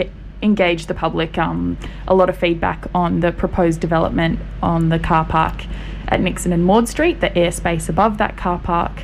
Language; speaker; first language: English; native; English